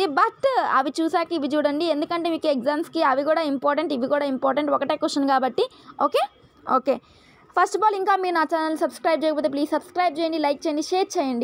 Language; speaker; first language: Telugu; native; Telugu